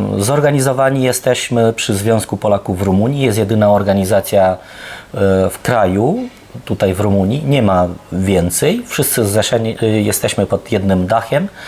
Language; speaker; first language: Polish; early bilingual, heritage; Polish